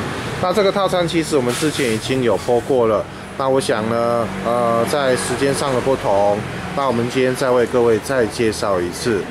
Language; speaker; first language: Chinese; native; Chinese